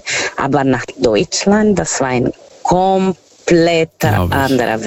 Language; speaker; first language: German; non-native, learner; Portuguese